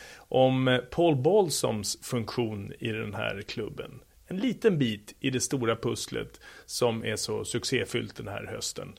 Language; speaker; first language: Swedish; native; Swedish